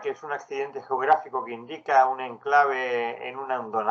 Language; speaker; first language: Spanish; native; Spanish